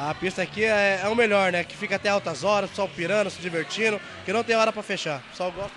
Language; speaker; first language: Portuguese; native; Portuguese